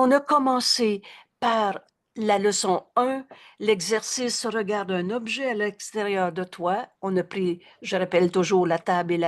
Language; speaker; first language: French; native; French